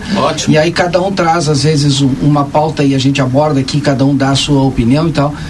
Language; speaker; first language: Portuguese; native; Portuguese